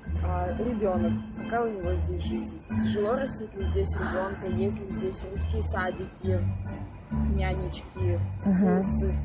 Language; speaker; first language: Russian; native; Russian